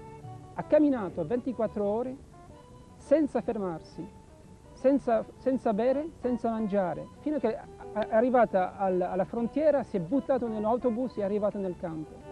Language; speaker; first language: Italian; non-native, fluent; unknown